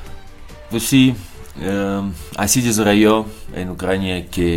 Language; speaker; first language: Spanish; non-native, learner; Russian